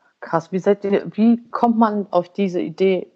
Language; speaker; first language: German; native; German